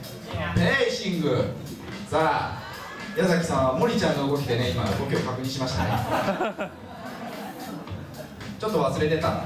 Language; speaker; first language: Japanese; native; Japanese